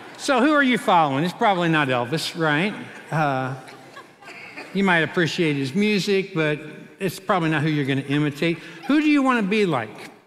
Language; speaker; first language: English; native; English